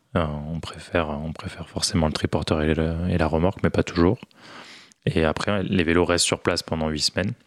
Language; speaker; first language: French; native; French